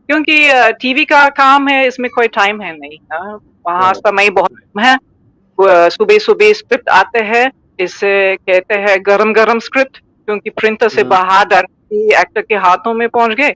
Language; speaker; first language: Hindi; non-native, fluent; German